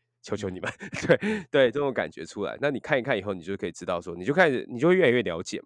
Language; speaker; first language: Chinese; native; Chinese